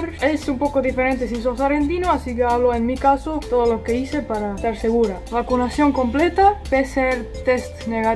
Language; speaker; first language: Spanish; non-native, fluent; Estonian